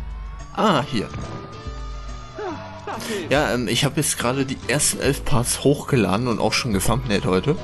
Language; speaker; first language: German; native; German